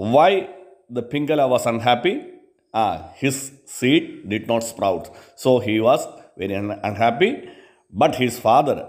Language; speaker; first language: English; non-native, local second language; Malayalam